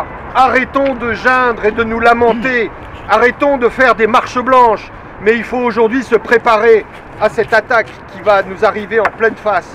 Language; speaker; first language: French; native; French